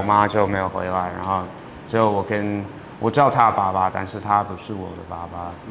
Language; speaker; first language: Chinese; early bilingual, heritage; English